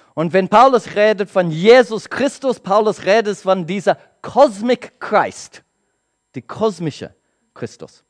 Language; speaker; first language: German; non-native, learner; English